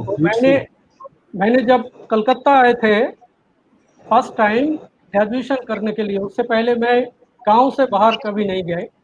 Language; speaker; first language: Hindi; non-native, local second language; Bangla